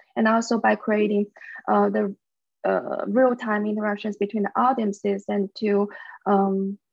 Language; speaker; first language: English; non-native, fluent; Chinese